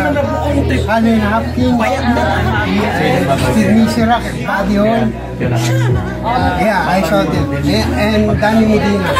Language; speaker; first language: English; non-native, learner; Filipino